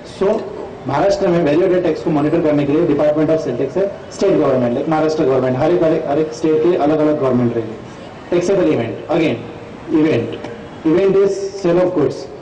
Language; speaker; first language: Hindi; non-native, local second language; Sindhi